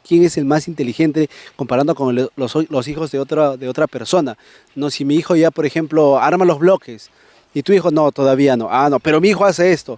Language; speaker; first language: Spanish; native; Spanish